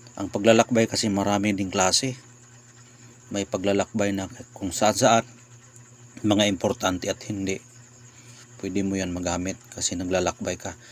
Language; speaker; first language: Filipino; non-native, local second language; Cebuano